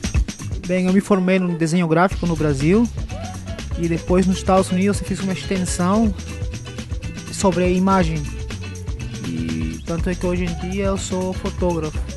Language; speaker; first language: Portuguese; early bilingual, other home language; Spanish